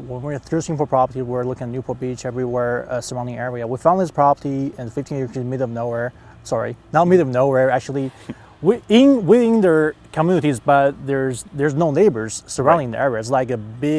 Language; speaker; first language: English; non-native, fluent; Chinese